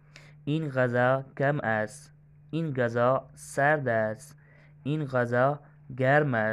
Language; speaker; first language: Persian; non-native, fluent; Urdu